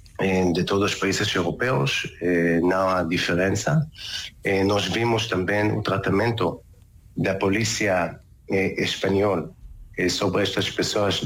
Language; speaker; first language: Portuguese; non-native, learner; Hebrew